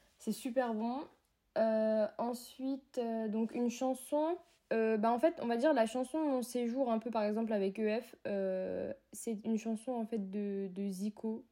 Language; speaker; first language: French; native; French